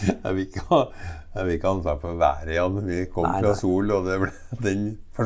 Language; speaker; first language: Norwegian; native; Norwegian